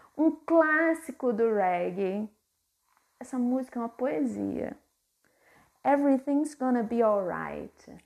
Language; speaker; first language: Portuguese; native; Portuguese